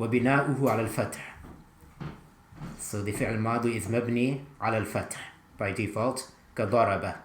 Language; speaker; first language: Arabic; non-native, fluent; English